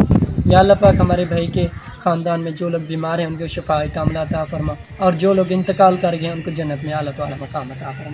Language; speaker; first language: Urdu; non-native, local second language; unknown